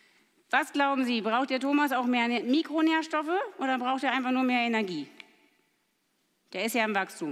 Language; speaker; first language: German; native; German